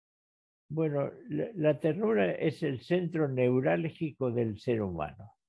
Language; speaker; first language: Spanish; native; Spanish